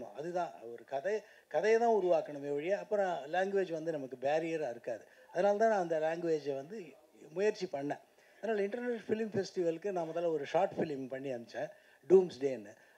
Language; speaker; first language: Tamil; native; Tamil